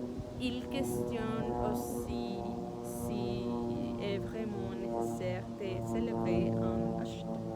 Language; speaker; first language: French; non-native, learner; Spanish